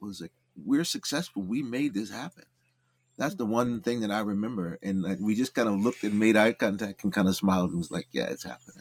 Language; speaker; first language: English; native; English